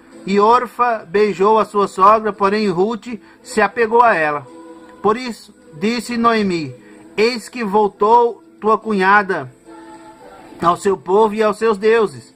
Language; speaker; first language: Portuguese; native; Portuguese